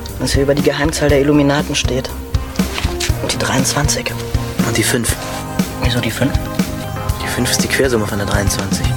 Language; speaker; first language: German; native; German